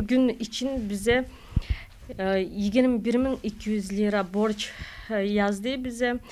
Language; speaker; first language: Turkish; non-native, learner; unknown